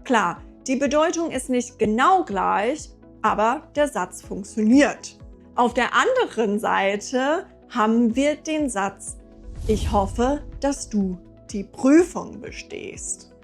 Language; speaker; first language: German; non-native, fluent; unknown